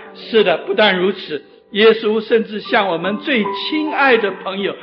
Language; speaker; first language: Chinese; native; Chinese